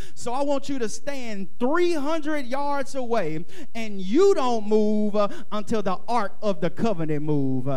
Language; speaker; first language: English; native; English